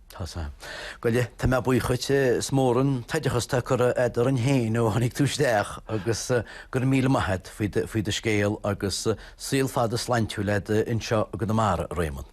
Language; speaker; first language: Irish; native; Irish